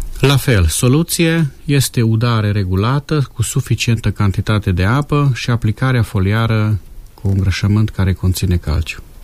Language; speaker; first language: Romanian; non-native, local second language; Hungarian